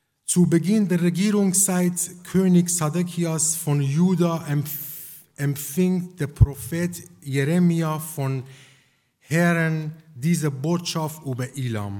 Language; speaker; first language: German; non-native, fluent; Persian